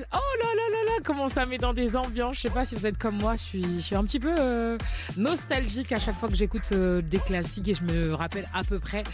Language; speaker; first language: French; native; French